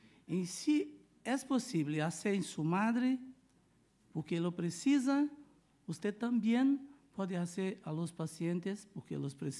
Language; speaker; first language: Spanish; non-native, learner; Portuguese